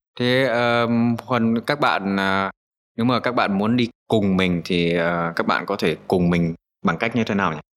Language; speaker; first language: Vietnamese; early bilingual, heritage; Vietnamese